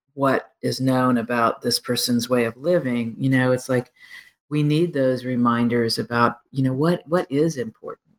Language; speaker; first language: English; native; English